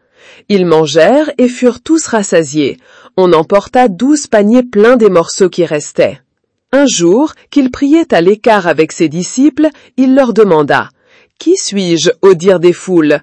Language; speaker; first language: French; native; French